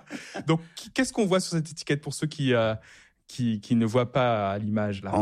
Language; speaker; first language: French; native; French